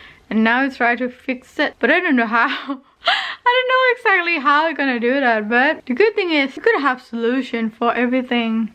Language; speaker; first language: English; non-native, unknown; Thai